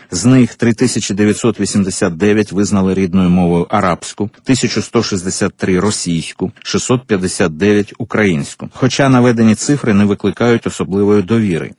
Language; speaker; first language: Ukrainian; native; Ukrainian